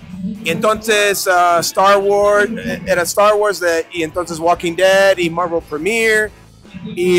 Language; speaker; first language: Spanish; non-native, fluent; English